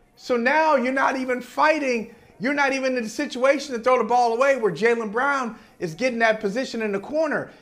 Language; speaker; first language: English; native; English